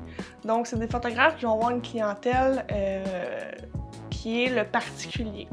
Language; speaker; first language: French; native; French